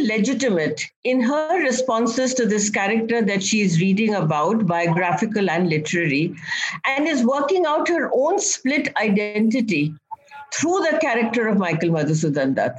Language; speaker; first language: English; non-native, local second language; Bangla